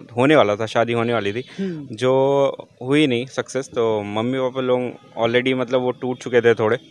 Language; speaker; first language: Hindi; native; Hindi